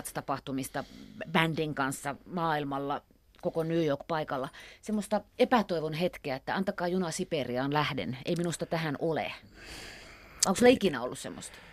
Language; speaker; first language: Finnish; native; Finnish